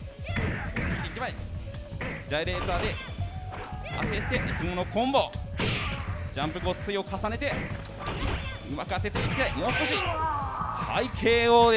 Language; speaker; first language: Japanese; native; Japanese